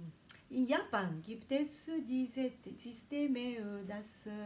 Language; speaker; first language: German; non-native, learner; Japanese